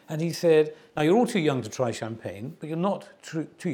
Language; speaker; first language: English; native; English